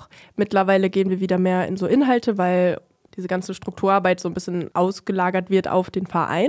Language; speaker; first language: German; native; German